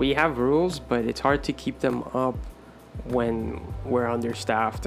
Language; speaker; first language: English; early bilingual, other home language; Spanish